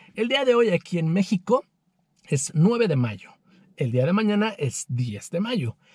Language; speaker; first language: Spanish; native; Spanish